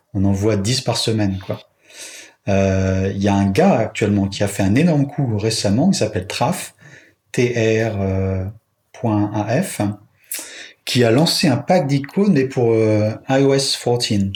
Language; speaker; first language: French; native; French